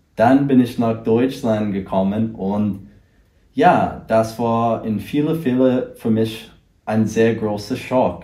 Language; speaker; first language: German; non-native, fluent; English